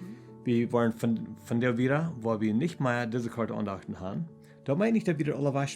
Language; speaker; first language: German; non-native, learner; Plautdietsch